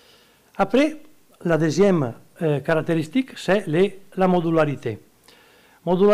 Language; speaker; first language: French; non-native, learner; Italian